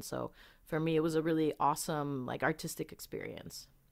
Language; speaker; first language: English; early bilingual, other home language; Spanish